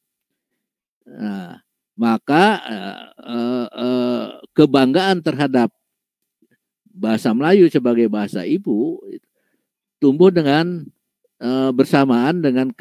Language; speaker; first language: Indonesian; native; Indonesian